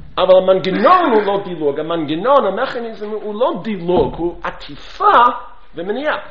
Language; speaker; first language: Hebrew; non-native, fluent; English